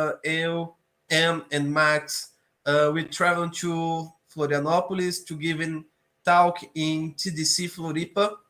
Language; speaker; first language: English; non-native, learner; Portuguese